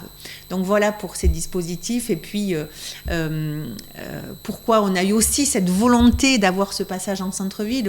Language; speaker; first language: French; native; French